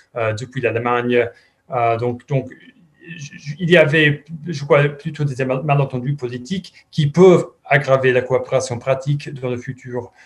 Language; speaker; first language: French; non-native, fluent; English